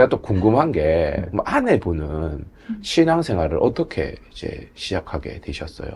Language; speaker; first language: Korean; native; Korean